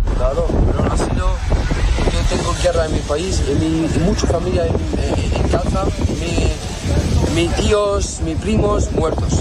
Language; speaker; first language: Spanish; non-native, learner; Arabic